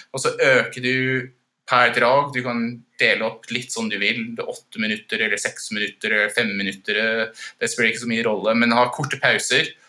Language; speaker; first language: Norwegian; non-native, fluent; English